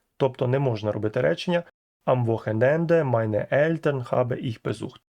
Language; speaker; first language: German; non-native, fluent; Ukrainian